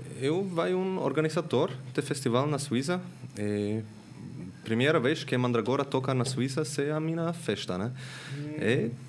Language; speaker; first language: Portuguese; non-native, learner; Swiss German